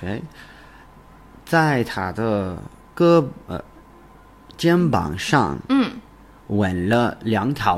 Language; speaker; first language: Chinese; non-native, learner; English